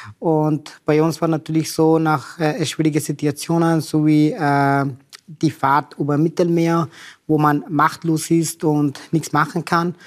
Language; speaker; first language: German; non-native, fluent; Persian